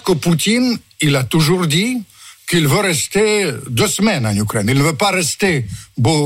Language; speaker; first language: French; non-native, fluent; Russian